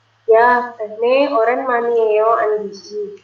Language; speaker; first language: Korean; non-native, learner; Indonesian